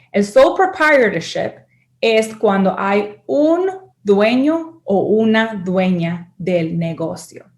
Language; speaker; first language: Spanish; early bilingual, heritage; Spanish